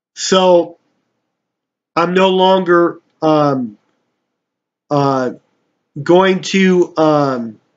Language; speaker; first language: English; native; English